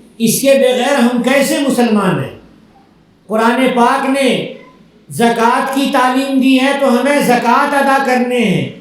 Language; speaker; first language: Urdu; native; Urdu